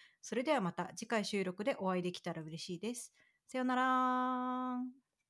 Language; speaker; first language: Japanese; native; Japanese